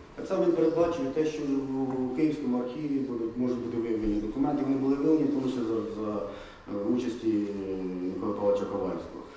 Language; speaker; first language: Ukrainian; native; Ukrainian